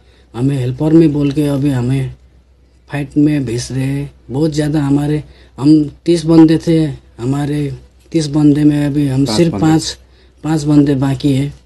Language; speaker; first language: Hindi; non-native, learner; Nepali